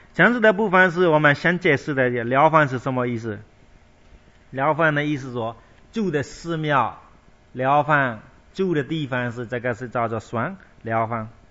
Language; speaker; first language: Chinese; non-native, fluent; Burmese